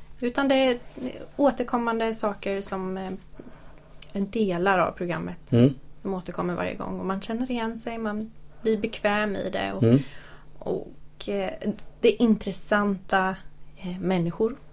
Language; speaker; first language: Swedish; native; Swedish